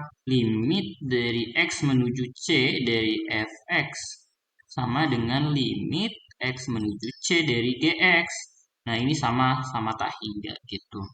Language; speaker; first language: Indonesian; native; Indonesian